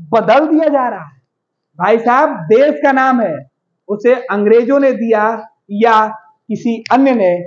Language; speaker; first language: Hindi; native; Hindi